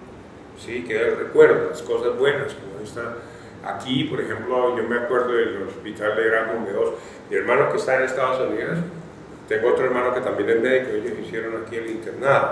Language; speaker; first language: Spanish; native; Spanish